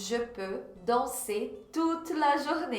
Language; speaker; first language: French; non-native, fluent; Portuguese